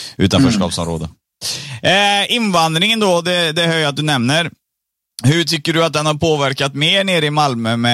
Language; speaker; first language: Swedish; early bilingual, other home language; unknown